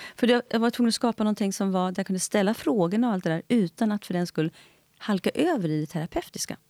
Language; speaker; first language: Swedish; native; Swedish